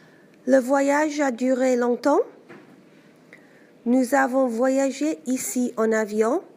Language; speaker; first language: French; non-native, learner; English